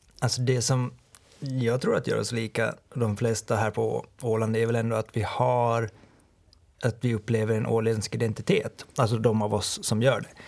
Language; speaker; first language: Swedish; native; Swedish